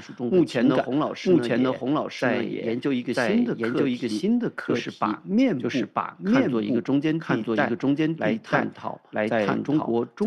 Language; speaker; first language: Chinese; native; Chinese